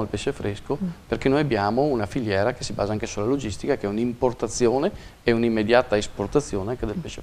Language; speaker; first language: Italian; native; Italian